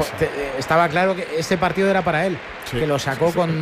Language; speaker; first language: Spanish; native; Spanish